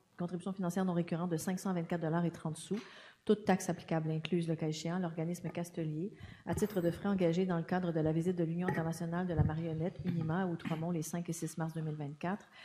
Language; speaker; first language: French; native; French